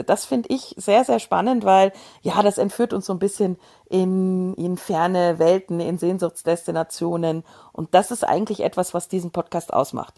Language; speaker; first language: German; native; German